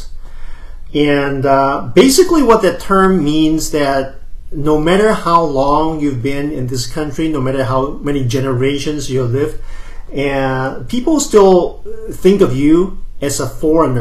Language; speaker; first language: English; non-native, local second language; Cantonese